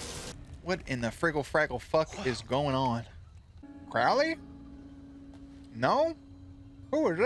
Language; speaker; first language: English; native; English